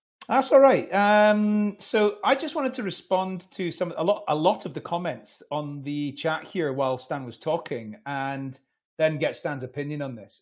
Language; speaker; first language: English; native; English